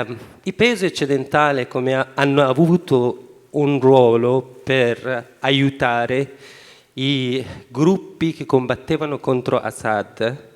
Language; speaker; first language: Italian; non-native, fluent; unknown